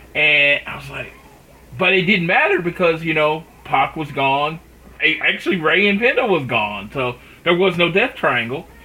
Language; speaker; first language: English; native; English